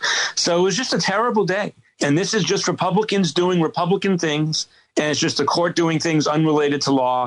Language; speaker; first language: English; native; English